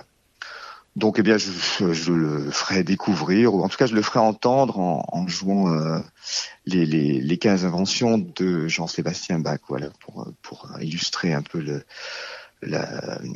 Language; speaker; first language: French; native; French